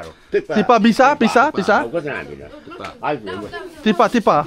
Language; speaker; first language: Indonesian; non-native, learner; Turkish